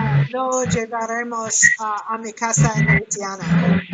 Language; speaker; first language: Spanish; non-native, learner; English